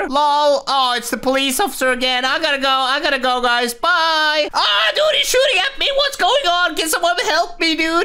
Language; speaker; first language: English; native; English